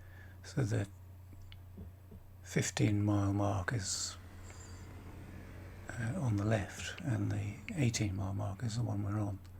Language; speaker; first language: English; native; English